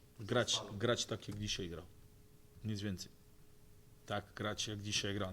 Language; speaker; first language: Polish; non-native, fluent; Croatian